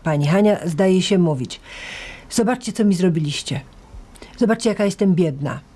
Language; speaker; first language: Polish; native; Polish